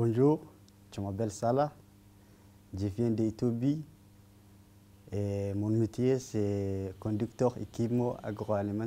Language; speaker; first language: French; non-native, learner; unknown